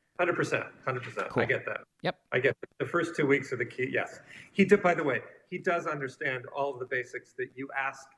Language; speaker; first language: English; native; English